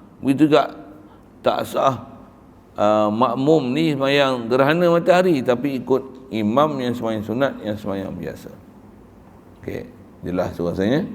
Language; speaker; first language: Malay; native; Malay